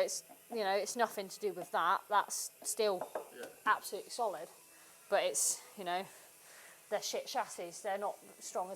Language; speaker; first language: English; native; English